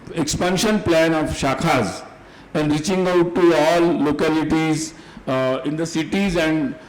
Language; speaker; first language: English; non-native, local second language; Hindi